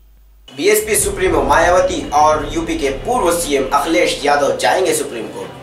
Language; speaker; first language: Hindi; native; Hindi